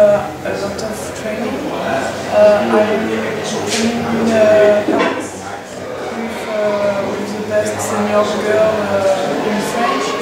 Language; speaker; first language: English; non-native, learner; French